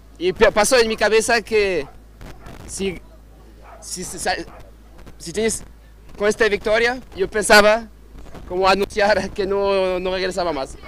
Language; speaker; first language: Spanish; non-native, fluent; Portuguese